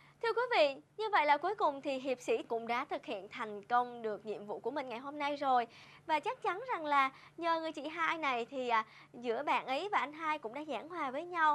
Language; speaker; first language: Vietnamese; native; Vietnamese